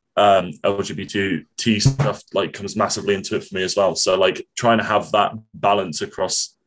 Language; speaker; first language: English; native; English